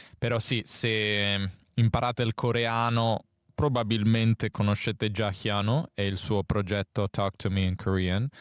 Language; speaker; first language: Italian; native; Italian